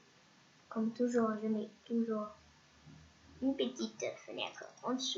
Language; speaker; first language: French; non-native, fluent; Spanish